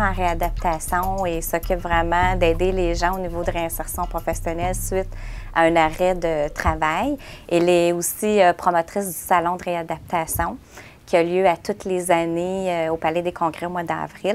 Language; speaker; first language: French; native; French